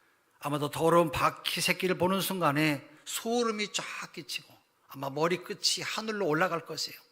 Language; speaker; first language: Korean; native; Korean